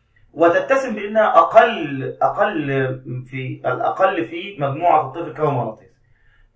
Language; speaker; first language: Arabic; native; Arabic